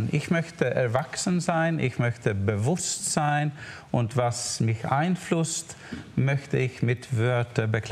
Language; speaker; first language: German; non-native, learner; Swedish